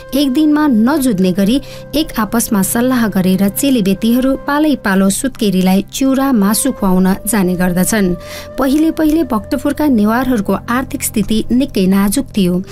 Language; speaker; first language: Nepali; non-native, local second language; Newari